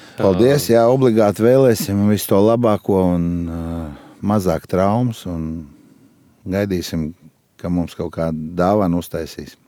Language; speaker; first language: Latvian; native; Latvian